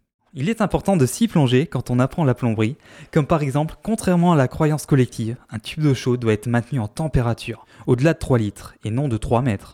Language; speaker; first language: French; native; French